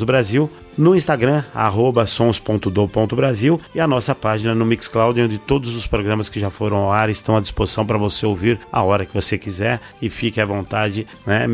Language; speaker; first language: Portuguese; native; Portuguese